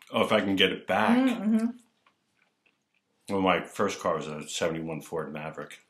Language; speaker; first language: English; native; English